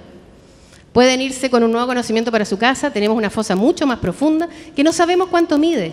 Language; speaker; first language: Spanish; native; Spanish